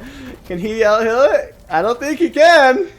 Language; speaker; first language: English; native; English